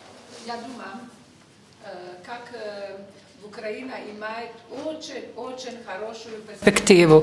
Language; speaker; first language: Russian; non-native, learner; Croatian